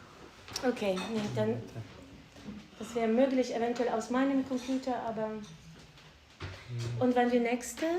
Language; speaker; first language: German; non-native, fluent; Ukrainian